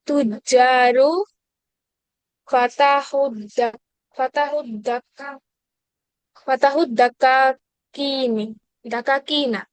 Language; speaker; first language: Arabic; non-native, learner; Bangla